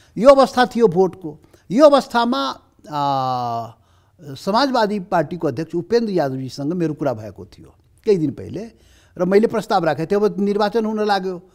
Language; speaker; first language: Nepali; non-native, local second language; Maithili